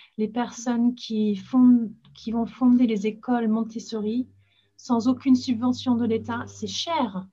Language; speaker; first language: French; non-native, fluent; English